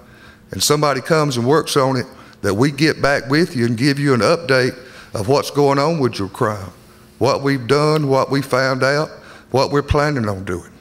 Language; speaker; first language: English; native; English